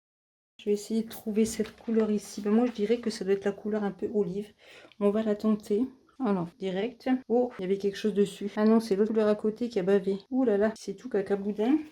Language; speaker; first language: French; native; French